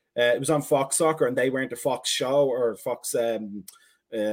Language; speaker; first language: English; native; English